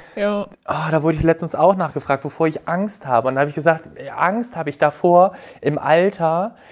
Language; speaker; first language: German; native; German